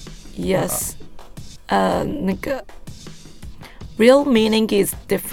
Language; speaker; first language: English; non-native, learner; Japanese